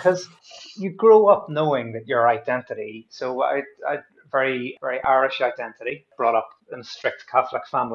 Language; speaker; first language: English; native; English